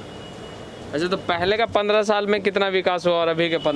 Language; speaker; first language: Hindi; native; Hindi